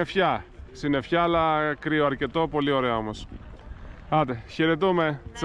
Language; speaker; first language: Greek; native; Greek